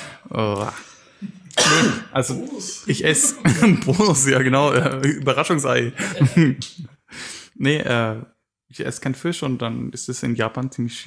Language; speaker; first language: German; native; German